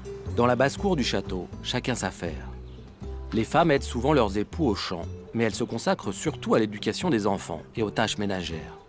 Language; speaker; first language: French; native; French